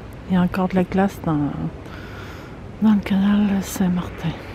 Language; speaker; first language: French; native; French